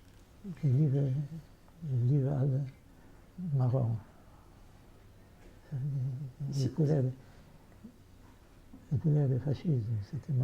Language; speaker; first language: French; non-native, fluent; Yiddish